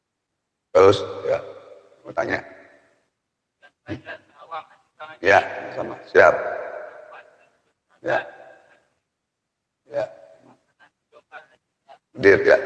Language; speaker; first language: Indonesian; native; Indonesian